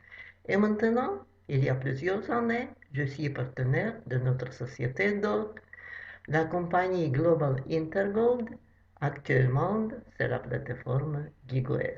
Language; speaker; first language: French; non-native, fluent; Russian